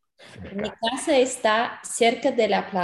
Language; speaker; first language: Spanish; non-native, learner; English